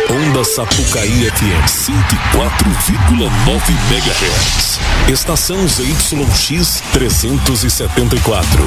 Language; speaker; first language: Portuguese; native; Portuguese